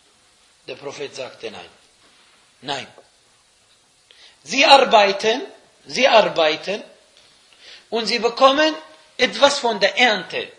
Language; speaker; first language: German; non-native, fluent; Arabic